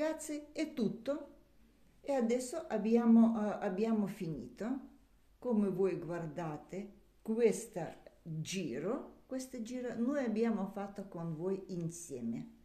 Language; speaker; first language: Italian; non-native, learner; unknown